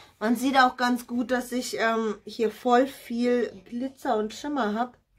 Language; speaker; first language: German; non-native, fluent; Russian